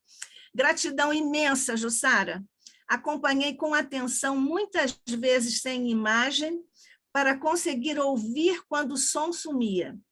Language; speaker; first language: Portuguese; native; Portuguese